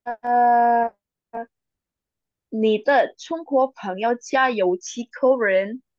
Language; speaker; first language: Chinese; non-native, fluent; Indonesian